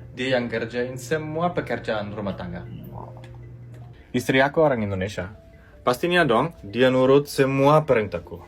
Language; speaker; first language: Indonesian; non-native, learner; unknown